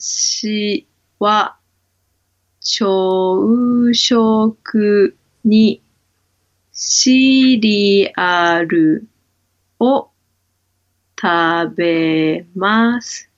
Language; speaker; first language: Japanese; non-native, learner; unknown